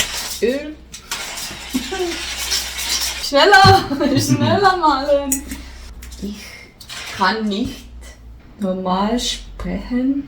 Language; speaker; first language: German; non-native, learner; English